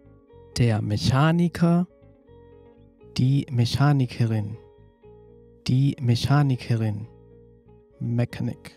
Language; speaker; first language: German; non-native, fluent; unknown